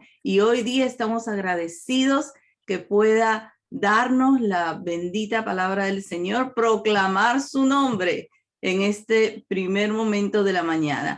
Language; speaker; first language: Spanish; native; Spanish